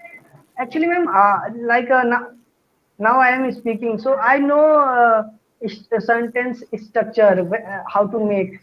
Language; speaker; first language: English; non-native, learner; Hindi